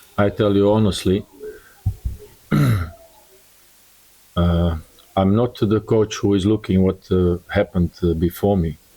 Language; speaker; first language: English; non-native, learner; Croatian